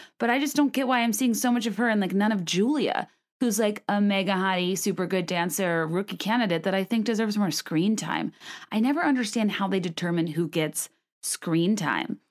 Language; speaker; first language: English; native; English